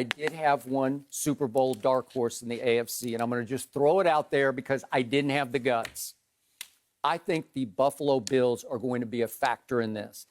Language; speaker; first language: English; native; English